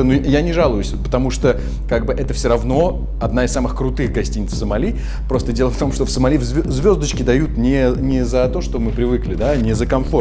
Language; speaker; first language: Russian; native; Russian